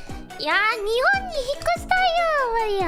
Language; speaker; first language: Japanese; non-native, learner; English